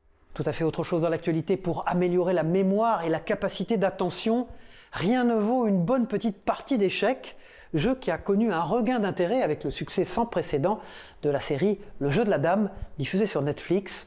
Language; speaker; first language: French; native; French